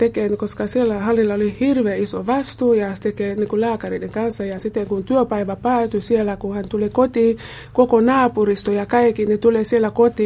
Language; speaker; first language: Finnish; non-native, fluent; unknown